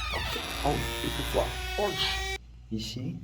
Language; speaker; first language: French; non-native, learner; Korean